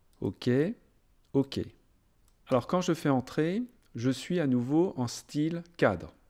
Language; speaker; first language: French; native; French